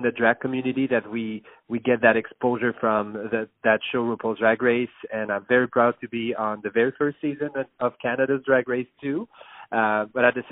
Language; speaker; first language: English; non-native, fluent; French